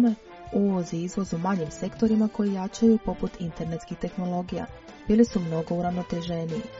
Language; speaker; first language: Croatian; native; Croatian